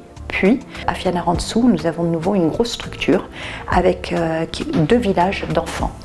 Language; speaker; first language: French; native; French